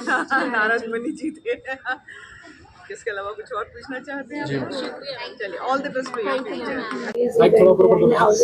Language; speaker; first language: Hindi; native; Hindi